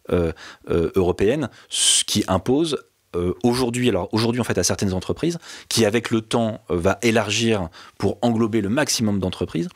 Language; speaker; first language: French; native; French